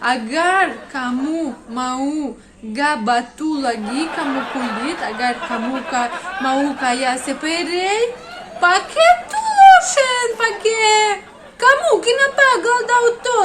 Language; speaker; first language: Indonesian; non-native, learner; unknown